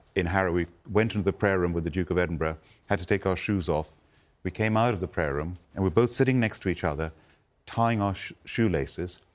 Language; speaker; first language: English; non-native, local second language; Gujarati